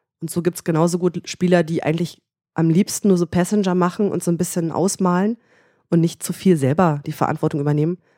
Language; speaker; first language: German; native; German